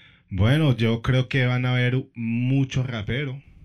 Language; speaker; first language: Spanish; early bilingual, heritage; Spanish